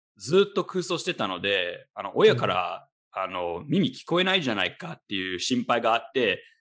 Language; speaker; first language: Japanese; non-native, fluent; English